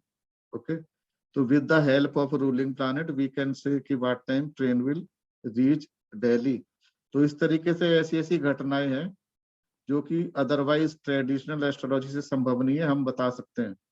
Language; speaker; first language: Hindi; native; Hindi